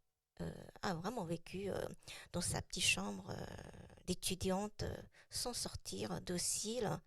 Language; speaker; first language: French; non-native, fluent; Chinese